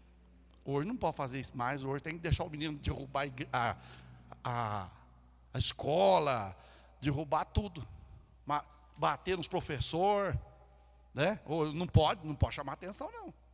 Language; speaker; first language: Portuguese; native; Portuguese